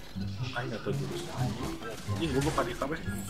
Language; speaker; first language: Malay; non-native, local second language; Sundanese